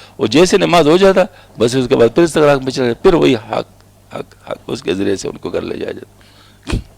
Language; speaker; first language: Urdu; non-native, local second language; Pashto